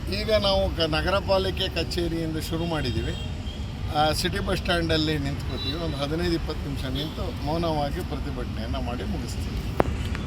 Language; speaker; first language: Kannada; native; Kannada